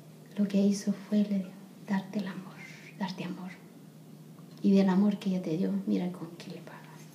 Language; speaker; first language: Spanish; native; Spanish